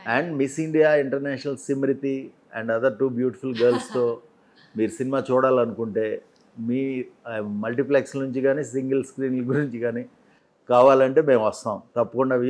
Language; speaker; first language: Telugu; native; Telugu